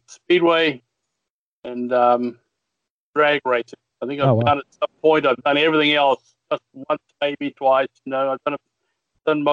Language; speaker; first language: English; native; English